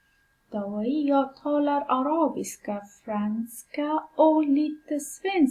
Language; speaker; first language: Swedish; non-native, fluent; Pashto